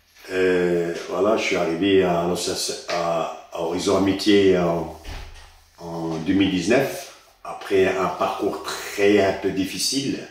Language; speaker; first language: French; early bilingual, other home language; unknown